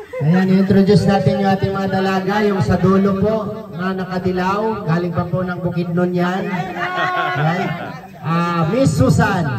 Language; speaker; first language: Filipino; non-native, local second language; Cebuano